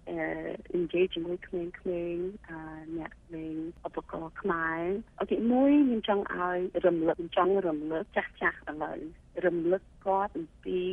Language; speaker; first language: Khmer; early bilingual, heritage; Khmer